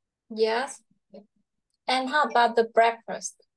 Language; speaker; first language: English; non-native, fluent; Vietnamese